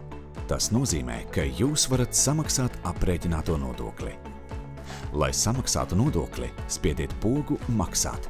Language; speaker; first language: Latvian; native; Latvian